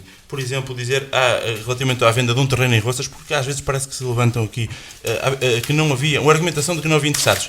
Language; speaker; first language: Portuguese; native; Portuguese